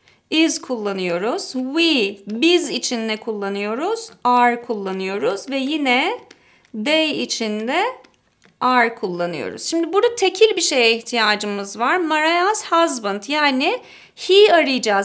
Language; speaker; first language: Turkish; native; Turkish